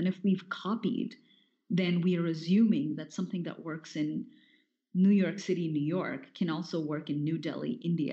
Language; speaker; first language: English; non-native, local second language; Hindi